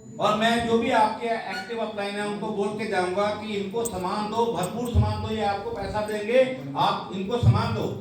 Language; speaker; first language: Hindi; native; Hindi